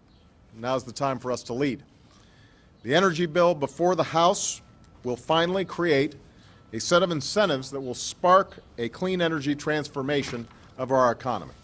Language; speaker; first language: English; native; English